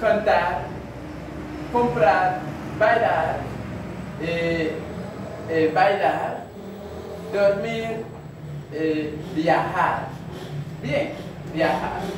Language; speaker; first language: Spanish; non-native, learner; Haitian Creole